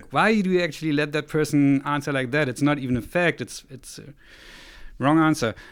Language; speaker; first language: English; non-native, fluent; German